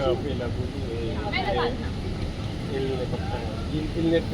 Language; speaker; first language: French; non-native, learner; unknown